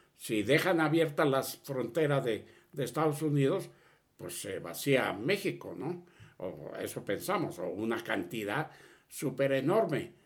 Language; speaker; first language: Spanish; early bilingual, other home language; Catalan